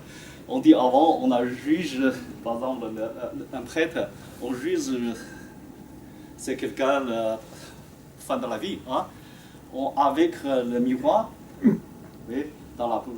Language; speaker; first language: French; non-native, fluent; Chinese